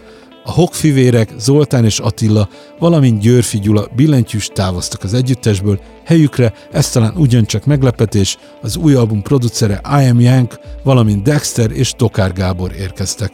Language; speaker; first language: Hungarian; native; Hungarian